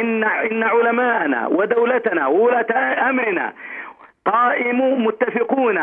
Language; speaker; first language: Arabic; native; Arabic